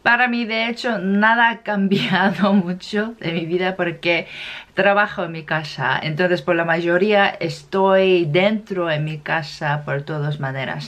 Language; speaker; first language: Spanish; non-native, fluent; Korean